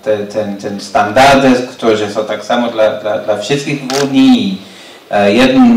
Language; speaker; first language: Polish; non-native, learner; English